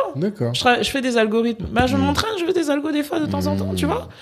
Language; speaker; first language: French; native; French